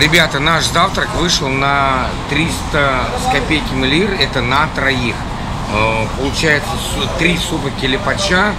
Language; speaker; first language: Russian; native; Russian